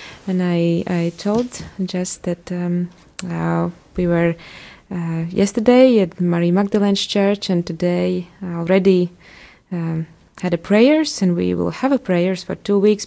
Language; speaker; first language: English; non-native, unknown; Latvian